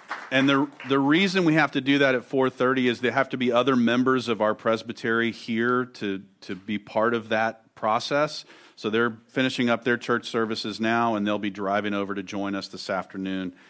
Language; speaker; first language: English; native; English